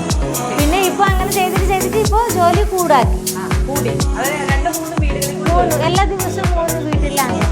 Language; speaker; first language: Malayalam; non-native, local second language; Bangla